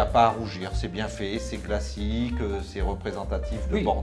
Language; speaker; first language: French; native; French